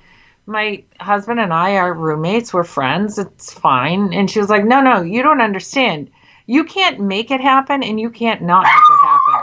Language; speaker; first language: English; native; English